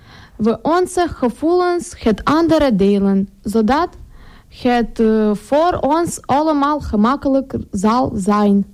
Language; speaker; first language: Dutch; non-native, learner; Ukrainian